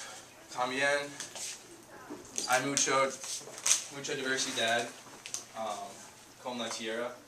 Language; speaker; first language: Spanish; non-native, learner; English